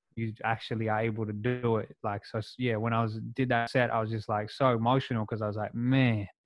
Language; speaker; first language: English; non-native, local second language; Punjabi